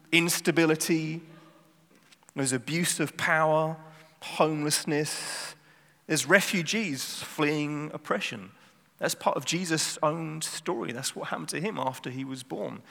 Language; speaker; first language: English; native; English